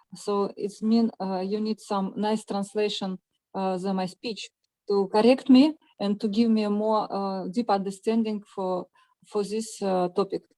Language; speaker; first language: English; non-native, learner; Russian